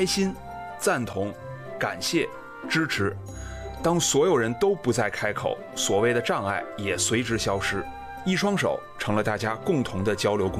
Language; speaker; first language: Chinese; native; Chinese